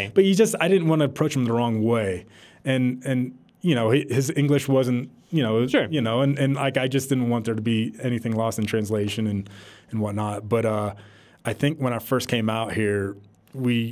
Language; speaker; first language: English; native; English